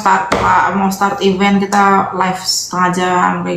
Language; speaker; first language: Indonesian; native; Indonesian